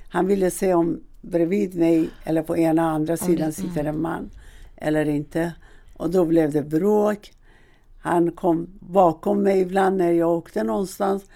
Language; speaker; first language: Swedish; non-native, fluent; Persian